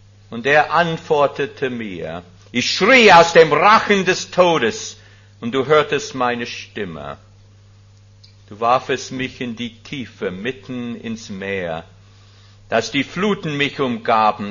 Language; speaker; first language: German; non-native, fluent; English